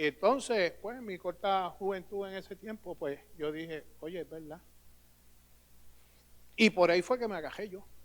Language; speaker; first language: Spanish; native; Spanish